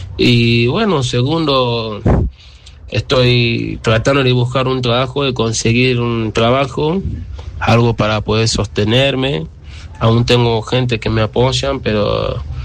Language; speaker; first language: Spanish; non-native, fluent; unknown